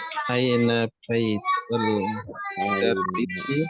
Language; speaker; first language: Arabic; non-native, learner; Indonesian